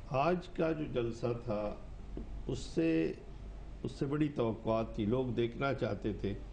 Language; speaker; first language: Urdu; non-native, local second language; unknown